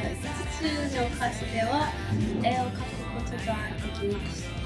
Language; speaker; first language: Japanese; non-native, learner; English